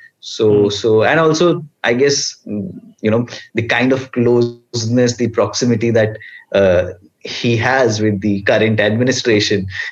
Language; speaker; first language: English; non-native, local second language; Hindi